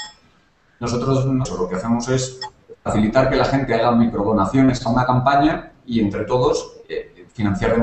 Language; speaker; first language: Spanish; native; Spanish